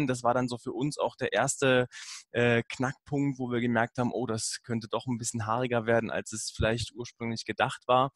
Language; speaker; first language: German; native; German